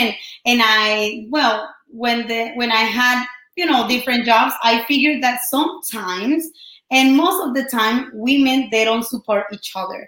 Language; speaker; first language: English; non-native, fluent; Spanish